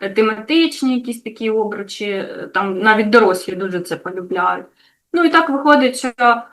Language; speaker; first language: Ukrainian; native; Ukrainian